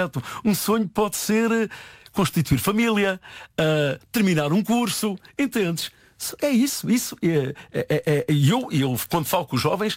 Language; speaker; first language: Portuguese; native; Portuguese